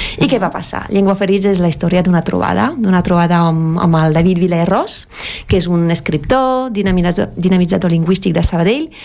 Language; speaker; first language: Catalan; non-native, fluent; French